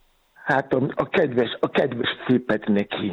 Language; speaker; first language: Hungarian; non-native, learner; Yoruba